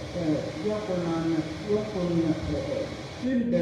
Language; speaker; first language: Finnish; non-native, fluent; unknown